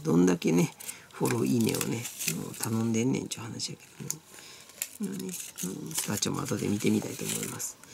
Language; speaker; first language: Japanese; native; Japanese